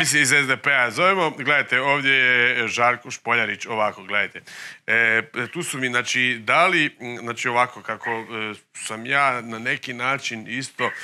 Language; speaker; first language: Croatian; native; Croatian